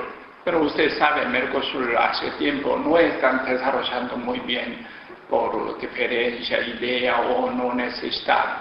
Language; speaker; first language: Spanish; non-native, learner; Korean